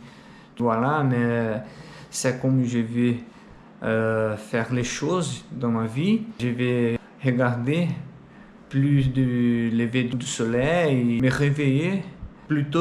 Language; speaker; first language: French; non-native, learner; Portuguese